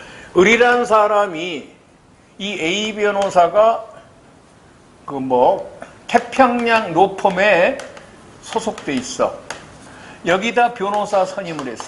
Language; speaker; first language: Korean; native; Korean